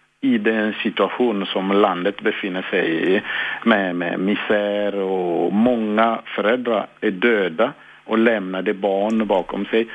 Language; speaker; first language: Swedish; non-native, fluent; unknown